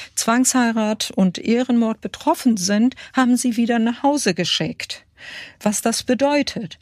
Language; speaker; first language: German; early bilingual, other home language; Kurdish